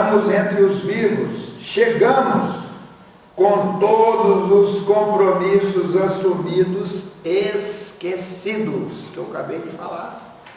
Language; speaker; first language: Portuguese; native; Portuguese